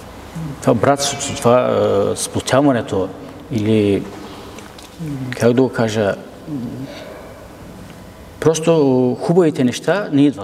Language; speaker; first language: Bulgarian; non-native, local second language; Turkish